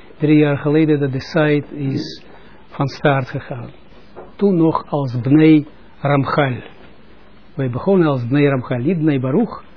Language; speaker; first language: Dutch; non-native, fluent; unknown